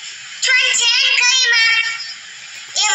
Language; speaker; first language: Chinese; non-native, learner; Indonesian